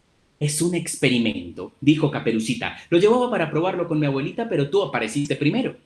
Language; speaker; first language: Spanish; native; Spanish